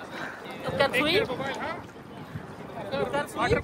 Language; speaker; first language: English; non-native, learner; Filipino